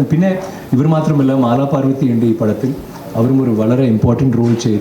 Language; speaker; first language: Malayalam; non-native, local second language; Tamil